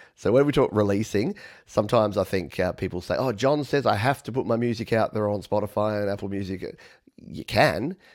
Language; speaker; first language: English; native; English